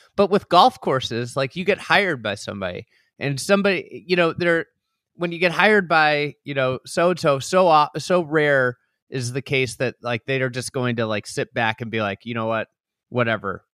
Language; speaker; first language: English; native; English